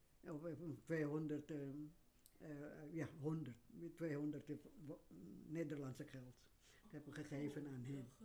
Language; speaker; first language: Dutch; non-native, learner; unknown